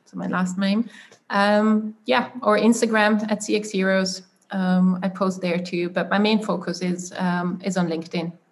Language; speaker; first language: English; non-native, fluent; German